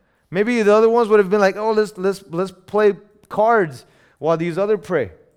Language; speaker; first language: English; early bilingual, other home language; Spanish